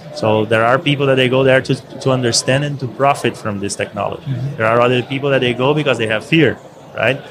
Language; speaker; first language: English; non-native, fluent; Portuguese